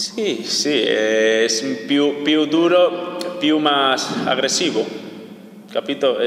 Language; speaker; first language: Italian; non-native, learner; Spanish